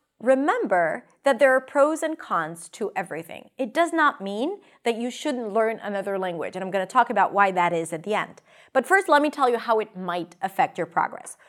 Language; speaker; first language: English; non-native, fluent; Hebrew